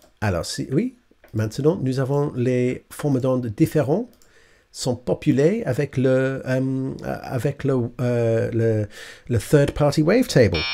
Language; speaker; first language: French; non-native, learner; English